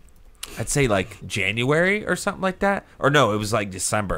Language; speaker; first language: English; native; English